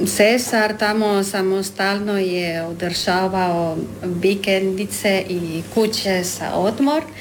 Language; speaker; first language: Croatian; non-native, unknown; Spanish